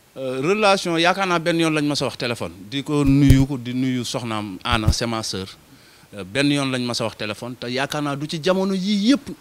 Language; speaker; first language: Wolof; native; Wolof